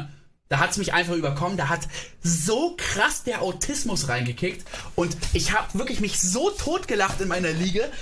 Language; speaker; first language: German; native; German